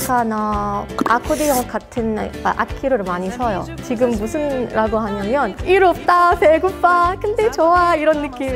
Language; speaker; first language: Korean; non-native, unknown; French